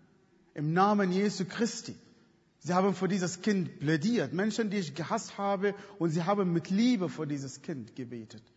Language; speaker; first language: German; non-native, fluent; Arabic